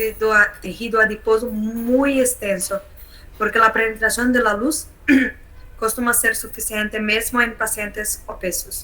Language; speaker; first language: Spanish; non-native, learner; Portuguese